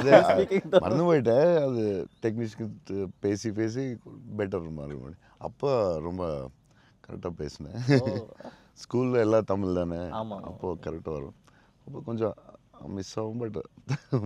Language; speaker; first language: Tamil; non-native, local second language; Telugu